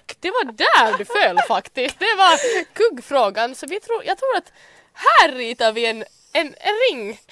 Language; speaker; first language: Swedish; native; Swedish